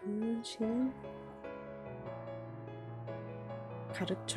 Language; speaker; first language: Korean; non-native, learner; English